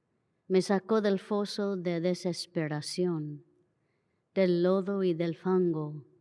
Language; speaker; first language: Spanish; native; Spanish